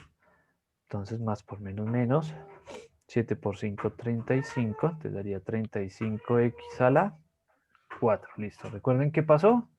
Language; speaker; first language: Spanish; native; Spanish